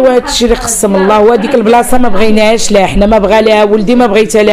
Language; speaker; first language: Arabic; native; Arabic